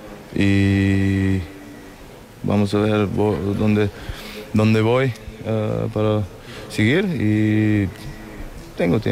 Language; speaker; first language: Spanish; non-native, fluent; German